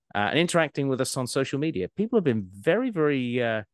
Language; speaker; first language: English; native; English